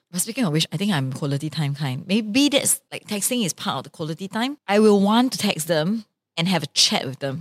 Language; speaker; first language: English; non-native, local second language; Chinese